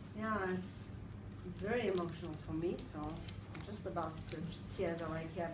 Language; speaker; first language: English; non-native, fluent; French